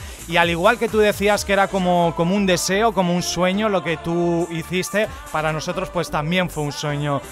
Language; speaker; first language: Spanish; native; Spanish